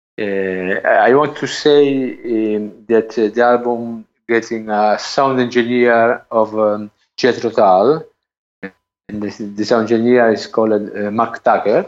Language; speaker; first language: English; non-native, learner; Italian